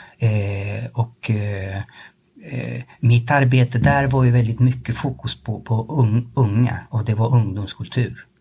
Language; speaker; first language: Swedish; early bilingual, other home language; Spanish